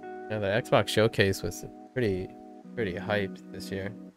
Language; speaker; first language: English; native; English